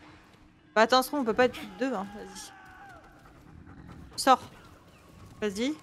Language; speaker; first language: French; native; French